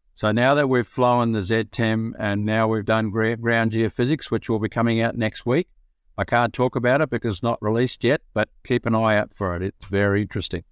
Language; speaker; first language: English; native; English